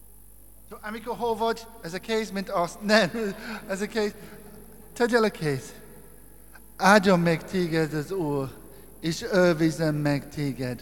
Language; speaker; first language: Hungarian; non-native, learner; English